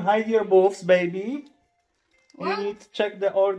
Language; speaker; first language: English; non-native, learner; Polish